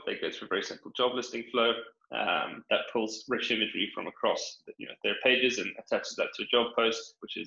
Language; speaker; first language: English; native; English